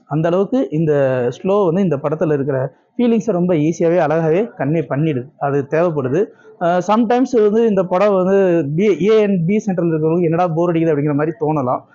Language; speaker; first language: Tamil; native; Tamil